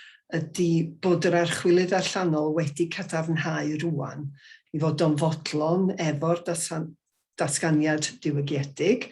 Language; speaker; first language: Welsh; native; Welsh